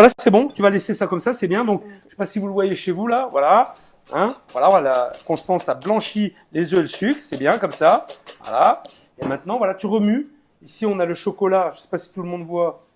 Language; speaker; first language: French; native; French